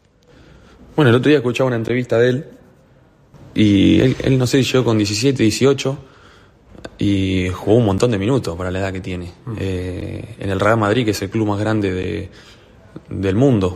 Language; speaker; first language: Spanish; native; Spanish